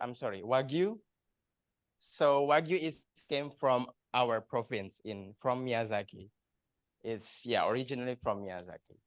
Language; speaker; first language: English; non-native, learner; Indonesian